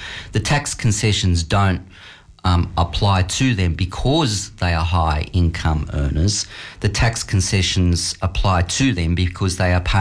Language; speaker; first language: English; native; English